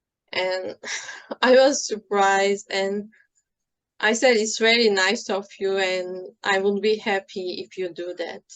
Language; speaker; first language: English; non-native, fluent; Turkish